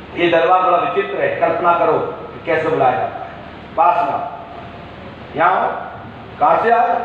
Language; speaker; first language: Hindi; native; Hindi